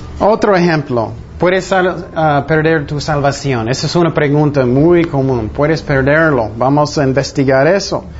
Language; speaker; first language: Spanish; non-native, fluent; English